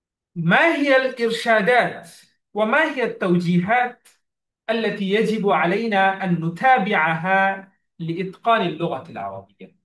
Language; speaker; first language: Arabic; non-native, fluent; Bangla